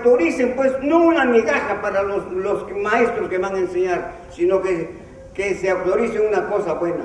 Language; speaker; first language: Spanish; non-native, local second language; Zapotec